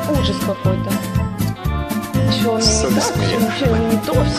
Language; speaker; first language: Russian; native; Russian